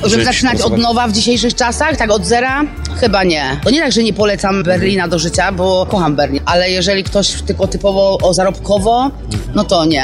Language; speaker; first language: Polish; native; Polish